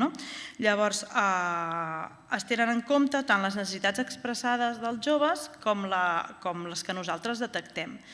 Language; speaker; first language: Catalan; native; Catalan